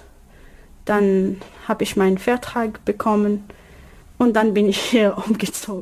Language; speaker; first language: German; non-native, learner; Arabic